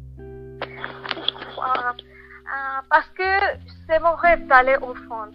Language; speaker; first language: French; non-native, learner; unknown